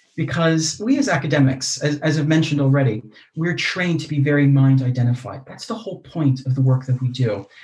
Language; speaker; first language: English; native; English